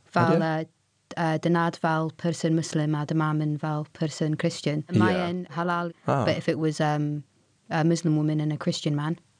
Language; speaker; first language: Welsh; non-native, local second language; English